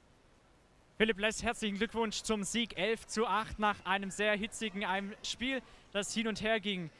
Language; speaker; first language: German; native; German